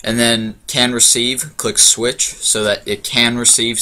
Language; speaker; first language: English; native; English